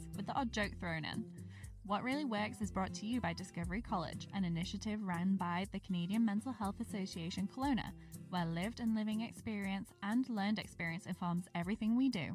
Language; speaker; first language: English; native; English